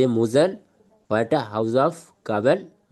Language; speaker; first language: German; non-native, learner; Bangla